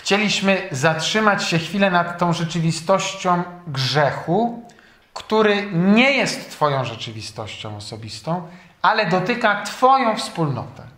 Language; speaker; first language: Polish; native; Polish